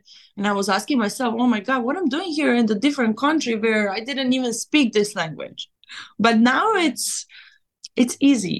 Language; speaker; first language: English; non-native, fluent; Serbian